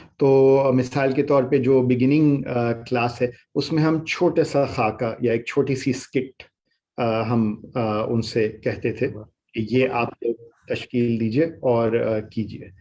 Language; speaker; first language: Urdu; native; Urdu